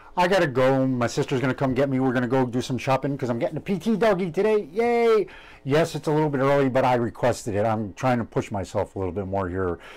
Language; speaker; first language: English; native; English